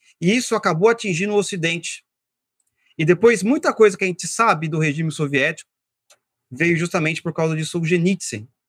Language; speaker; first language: Portuguese; native; Portuguese